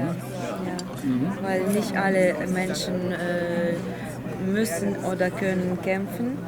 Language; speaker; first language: German; non-native, learner; Ukrainian